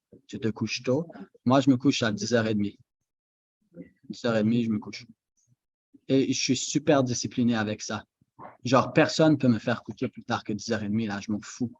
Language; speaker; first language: French; native; French